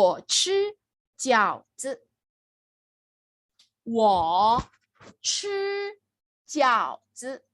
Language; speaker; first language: Chinese; non-native, fluent; Indonesian